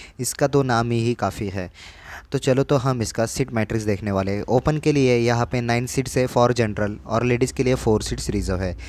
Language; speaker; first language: Hindi; non-native, local second language; Marathi